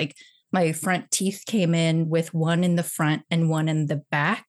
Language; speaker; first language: English; early bilingual, other home language; Chinese